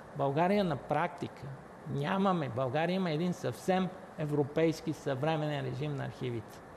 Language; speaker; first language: Bulgarian; native; Bulgarian